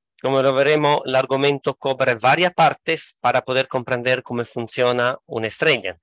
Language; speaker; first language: Spanish; non-native, fluent; Italian